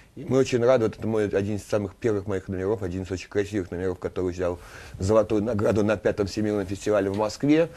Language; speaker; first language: Russian; native; Russian